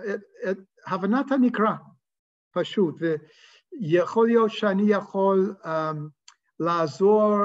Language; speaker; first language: Hebrew; non-native, fluent; English